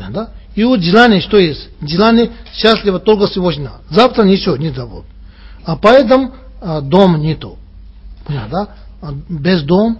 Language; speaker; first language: Russian; non-native, learner; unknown